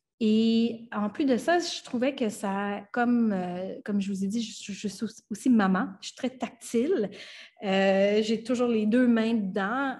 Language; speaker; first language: French; non-native, local second language; English